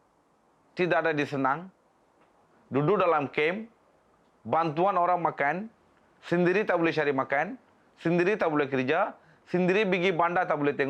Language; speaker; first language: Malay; non-native, learner; Rohingya